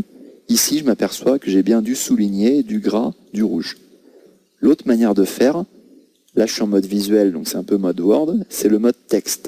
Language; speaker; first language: French; native; French